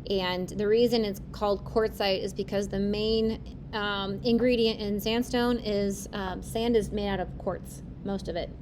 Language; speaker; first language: English; native; English